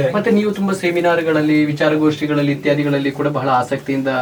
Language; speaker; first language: Kannada; non-native, local second language; Malayalam